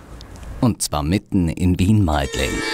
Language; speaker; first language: German; native; German